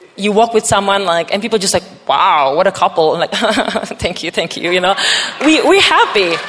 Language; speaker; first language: English; non-native, fluent; Indonesian